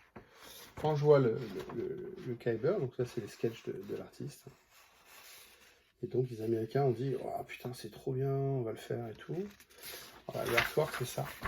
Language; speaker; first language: French; native; French